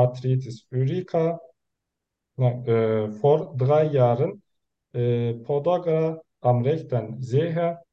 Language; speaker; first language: German; non-native, learner; Turkish